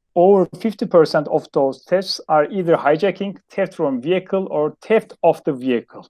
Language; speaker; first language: English; non-native, fluent; Turkish